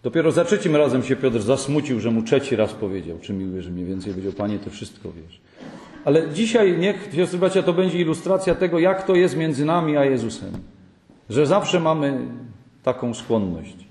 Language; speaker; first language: Polish; native; Polish